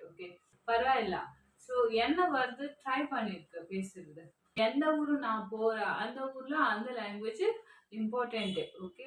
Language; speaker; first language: Tamil; non-native, learner; Kannada